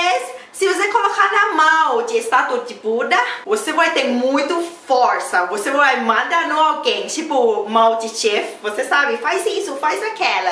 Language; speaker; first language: Portuguese; non-native, learner; Thai